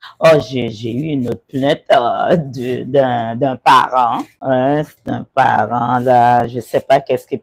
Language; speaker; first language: French; non-native, local second language; Haitian Creole